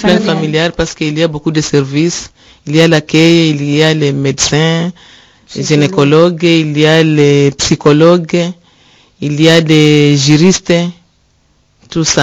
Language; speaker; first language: French; non-native, learner; Rundi